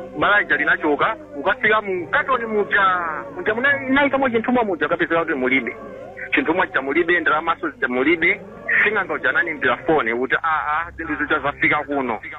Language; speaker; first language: Nyanja; non-native, local second language; Tumbuka